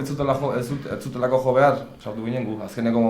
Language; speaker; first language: Basque; native; Basque